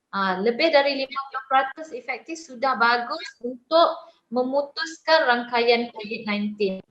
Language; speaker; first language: Malay; native; Malay